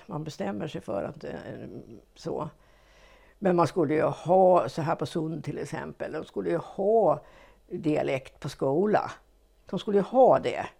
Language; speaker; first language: Swedish; native; Swedish